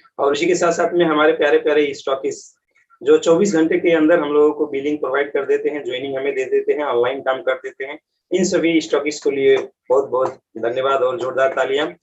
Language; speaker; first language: Hindi; native; Hindi